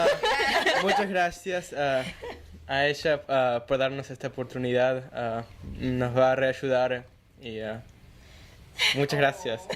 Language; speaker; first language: Spanish; early bilingual, heritage; Spanish